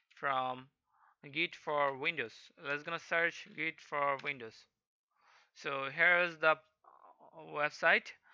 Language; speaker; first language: English; non-native, local second language; Hindi